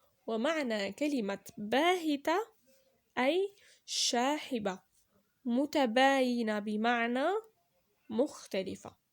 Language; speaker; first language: Arabic; native; Arabic